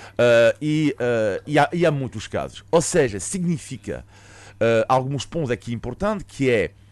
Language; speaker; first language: Portuguese; non-native, fluent; French